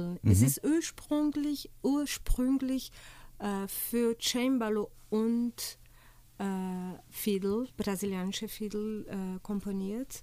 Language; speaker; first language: German; non-native, fluent; Portuguese